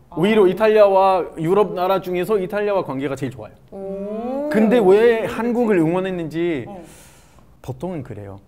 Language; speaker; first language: Korean; non-native, fluent; Arabic